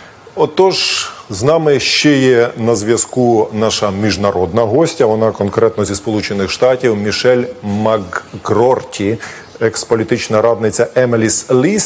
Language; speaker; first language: Ukrainian; native; Ukrainian